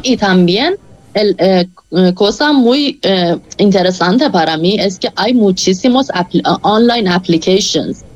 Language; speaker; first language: Spanish; non-native, fluent; Persian